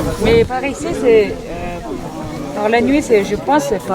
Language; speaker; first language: French; non-native, learner; Mongolian